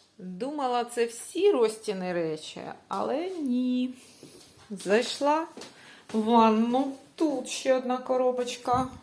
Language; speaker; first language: Ukrainian; native; Ukrainian